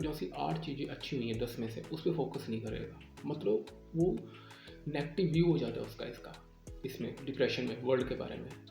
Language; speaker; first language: Hindi; non-native, local second language; Punjabi